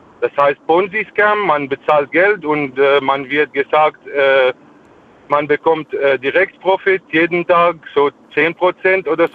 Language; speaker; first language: German; non-native, fluent; Arabic